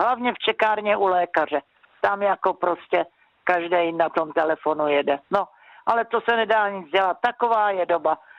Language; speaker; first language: Czech; native; Czech